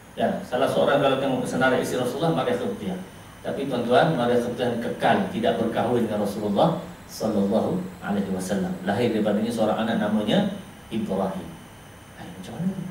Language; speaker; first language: Malay; native; Malay